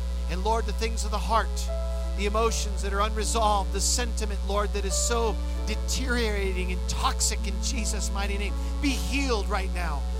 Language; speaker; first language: English; native; English